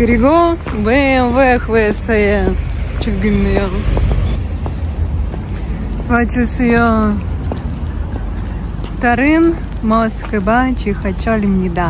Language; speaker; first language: Korean; non-native, learner; Russian